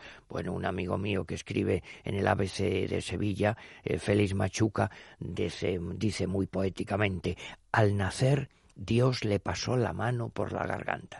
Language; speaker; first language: Spanish; native; Spanish